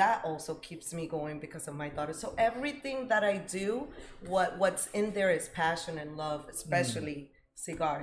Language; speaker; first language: English; early bilingual, other home language; Spanish